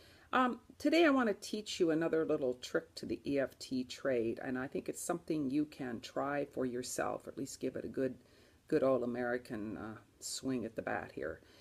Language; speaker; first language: English; native; English